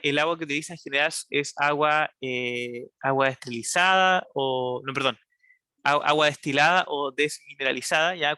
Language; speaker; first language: Spanish; native; Spanish